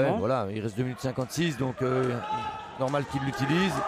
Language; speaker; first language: French; native; French